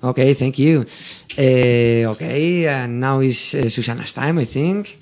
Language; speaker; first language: English; non-native, fluent; Spanish